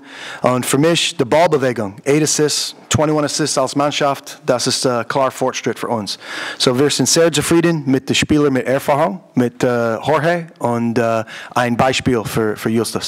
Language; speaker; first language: German; non-native, learner; English